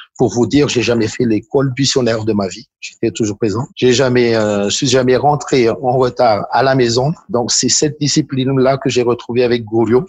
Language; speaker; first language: French; non-native, local second language; Malagasy